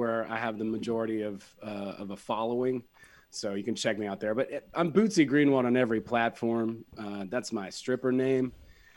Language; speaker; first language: English; native; English